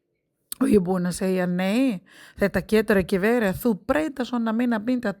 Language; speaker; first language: Icelandic; non-native, learner; Spanish